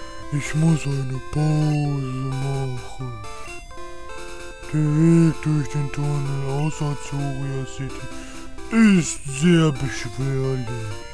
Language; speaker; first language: German; native; German